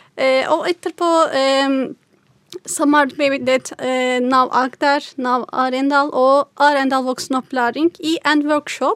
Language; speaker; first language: Norwegian; non-native, fluent; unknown